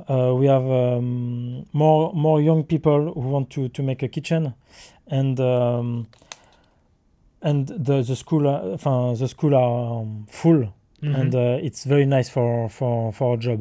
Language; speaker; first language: English; non-native, learner; French